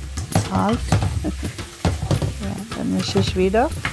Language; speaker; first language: German; non-native, learner; Tulu